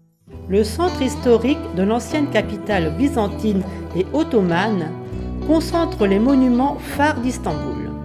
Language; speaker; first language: French; native; French